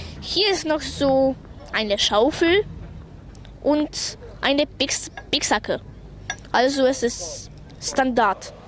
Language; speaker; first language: German; non-native, learner; Polish